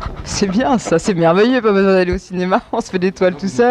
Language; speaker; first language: French; native; French